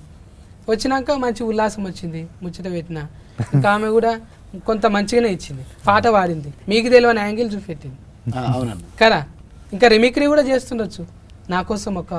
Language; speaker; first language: Telugu; native; Telugu